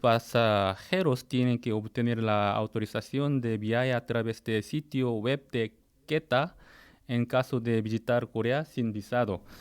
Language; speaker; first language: Spanish; non-native, fluent; Korean